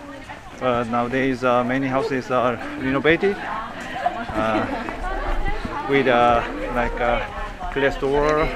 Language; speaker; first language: English; non-native, fluent; Korean